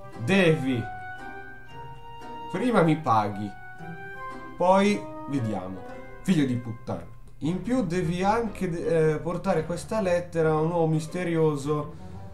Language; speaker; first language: Italian; native; Italian